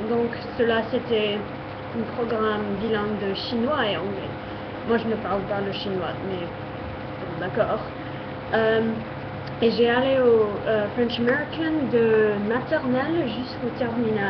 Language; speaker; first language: French; non-native, fluent; English